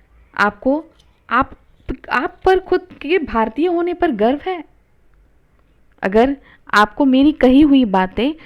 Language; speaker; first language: Hindi; non-native, local second language; Marathi